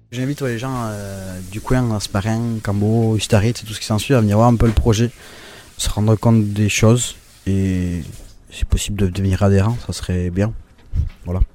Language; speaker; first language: French; native; French